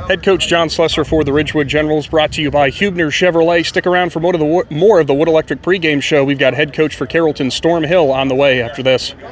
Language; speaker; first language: English; native; English